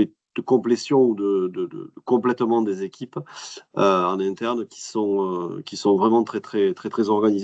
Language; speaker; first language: French; native; French